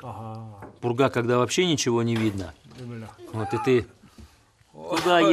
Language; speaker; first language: Russian; native; Russian